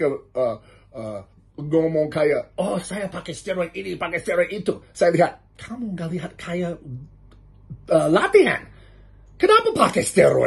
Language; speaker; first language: Indonesian; non-native, learner; English